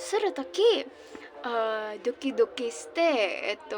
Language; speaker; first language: Japanese; non-native, learner; Indonesian